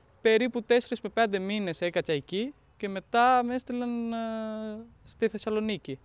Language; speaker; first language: Greek; non-native, fluent; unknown